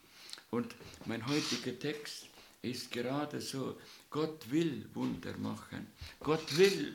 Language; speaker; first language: German; non-native, fluent; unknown